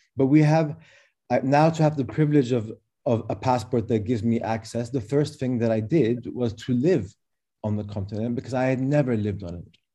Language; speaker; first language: English; early bilingual, other home language; Arabic